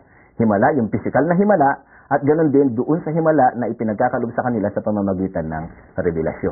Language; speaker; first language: Filipino; native; Filipino